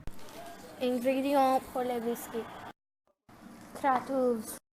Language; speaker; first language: French; non-native, learner; English